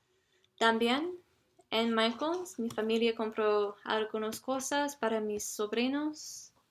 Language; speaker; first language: Spanish; non-native, learner; English